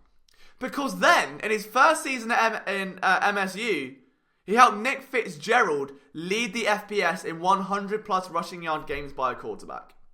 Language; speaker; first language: English; native; English